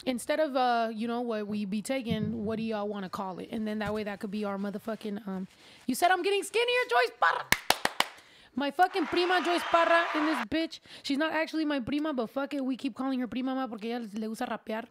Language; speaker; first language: English; early bilingual, other home language; Spanish